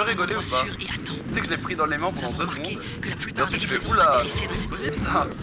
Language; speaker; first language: French; native; French